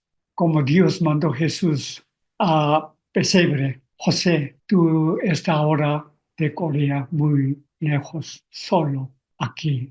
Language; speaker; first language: Spanish; non-native, learner; Korean